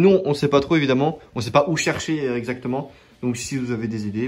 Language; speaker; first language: French; native; French